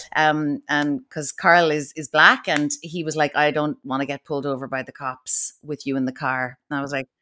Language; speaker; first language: English; native; English